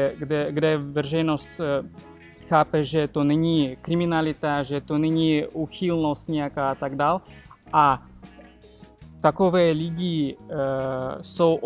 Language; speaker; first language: Czech; non-native, fluent; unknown